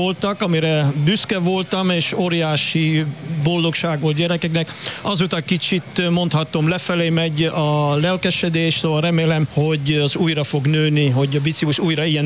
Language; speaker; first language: Hungarian; non-native, fluent; Dutch